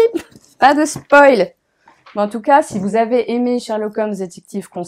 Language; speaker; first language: French; native; French